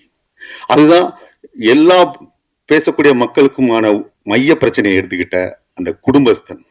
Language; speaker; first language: Tamil; native; Tamil